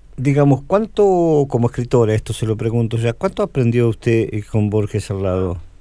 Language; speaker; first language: Spanish; native; Spanish